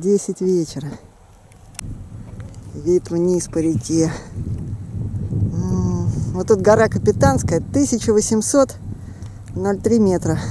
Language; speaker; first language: Russian; native; Russian